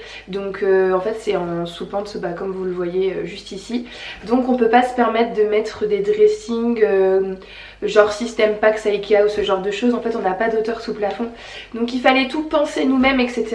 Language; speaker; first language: French; native; French